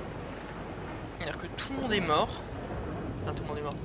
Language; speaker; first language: French; native; French